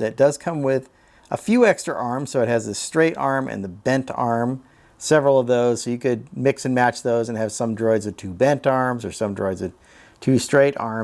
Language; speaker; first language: English; native; English